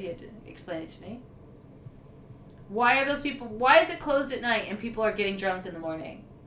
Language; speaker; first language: English; native; English